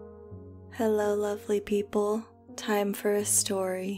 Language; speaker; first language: English; native; English